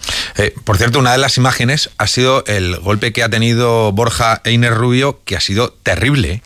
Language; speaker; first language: Spanish; native; Spanish